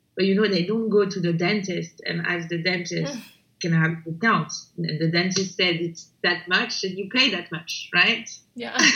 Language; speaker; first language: English; non-native, fluent; French